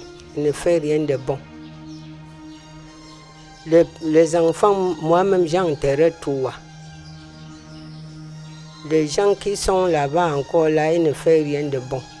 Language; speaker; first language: French; non-native, local second language; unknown